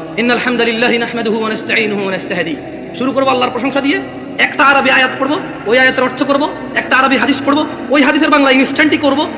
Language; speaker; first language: Bangla; early bilingual, heritage; Bangla